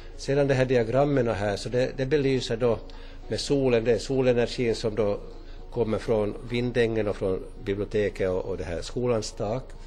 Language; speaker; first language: Swedish; native; Swedish